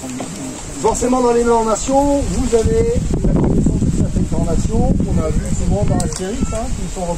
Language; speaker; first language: French; native; French